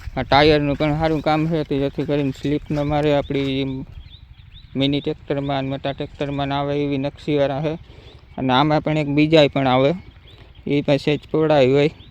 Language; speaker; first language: Gujarati; native; Gujarati